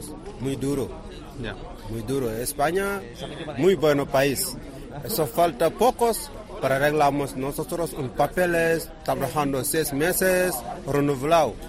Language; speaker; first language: Spanish; non-native, learner; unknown